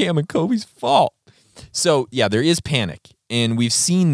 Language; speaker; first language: English; native; English